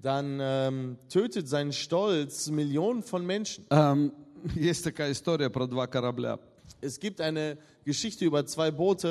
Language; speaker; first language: German; non-native, fluent; Russian